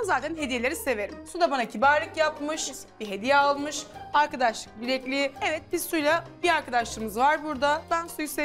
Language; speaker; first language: Turkish; native; Turkish